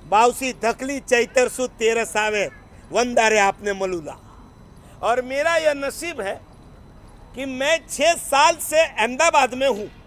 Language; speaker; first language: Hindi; non-native, local second language; Gujarati